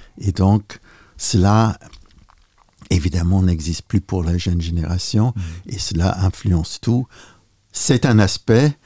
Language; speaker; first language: French; non-native, local second language; Luxembourgish